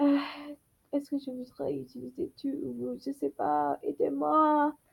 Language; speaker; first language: French; non-native, learner; English